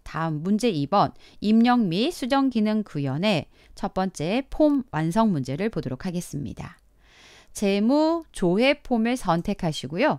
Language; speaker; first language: Korean; native; Korean